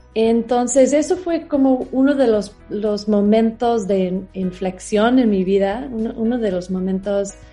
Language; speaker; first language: Spanish; non-native, fluent; English